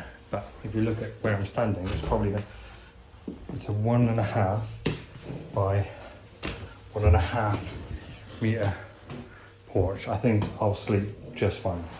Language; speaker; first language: English; native; English